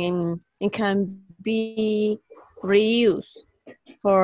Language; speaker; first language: English; non-native, learner; Spanish